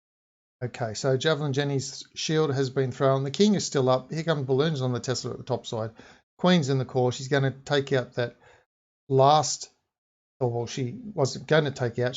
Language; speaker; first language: English; native; English